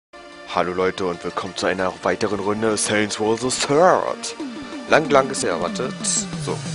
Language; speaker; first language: German; native; German